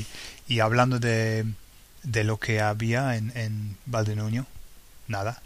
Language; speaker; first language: Spanish; non-native, fluent; English